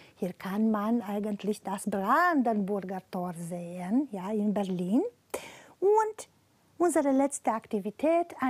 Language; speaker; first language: German; non-native, fluent; Romanian